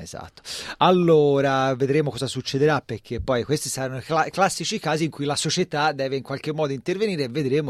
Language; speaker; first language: Italian; native; Italian